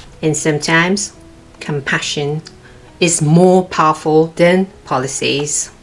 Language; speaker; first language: English; non-native, fluent; Cantonese